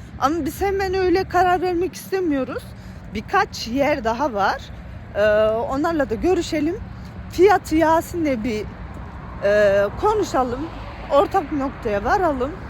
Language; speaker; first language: Turkish; native; Turkish